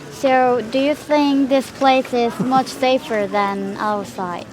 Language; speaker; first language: English; non-native, learner; Korean